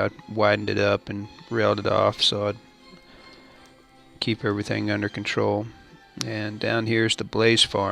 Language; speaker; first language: English; native; English